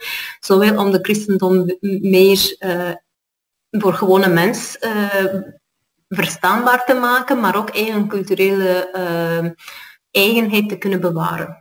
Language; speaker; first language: Dutch; non-native, fluent; Armenian